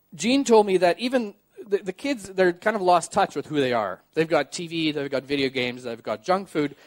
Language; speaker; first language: English; native; English